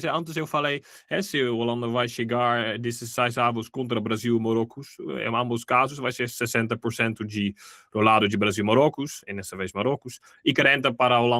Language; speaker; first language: Portuguese; non-native, fluent; Dutch